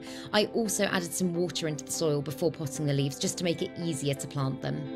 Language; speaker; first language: English; native; English